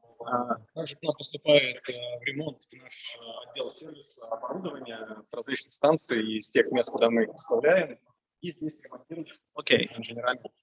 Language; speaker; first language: Russian; native; Russian